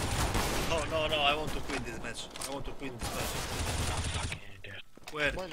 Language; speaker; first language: English; non-native, learner; Polish